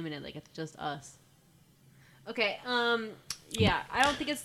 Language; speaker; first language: English; native; English